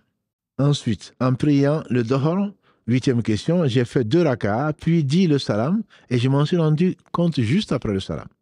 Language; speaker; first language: French; native; French